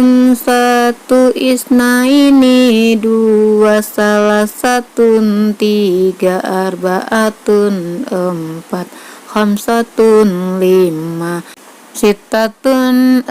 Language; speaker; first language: Arabic; non-native, learner; Indonesian